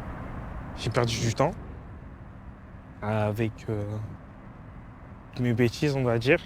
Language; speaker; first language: French; native; French